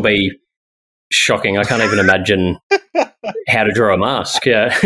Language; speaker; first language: English; native; English